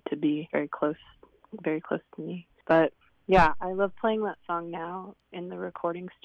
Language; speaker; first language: English; native; English